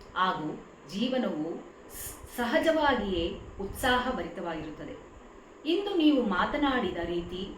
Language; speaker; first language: Kannada; native; Kannada